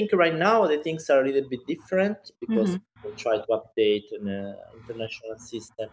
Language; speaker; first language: English; non-native, fluent; Italian